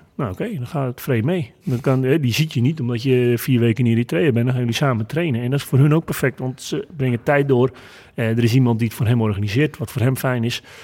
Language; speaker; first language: Dutch; native; Dutch